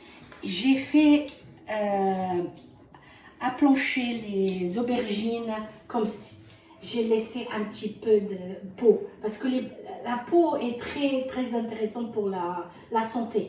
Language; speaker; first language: French; non-native, fluent; Arabic